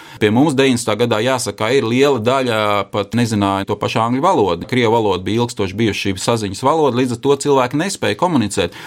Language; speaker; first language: Latvian; native; Latvian